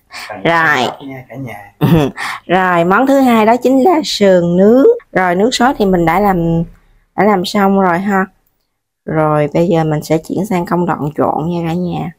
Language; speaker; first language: Vietnamese; native; Vietnamese